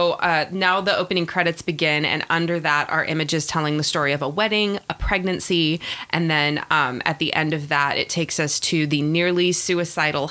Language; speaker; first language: English; native; English